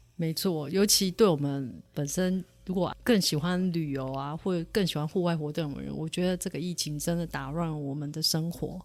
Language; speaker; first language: Chinese; native; Chinese